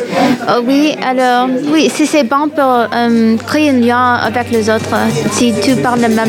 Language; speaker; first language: French; non-native, learner; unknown